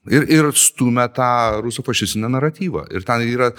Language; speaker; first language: Lithuanian; native; Lithuanian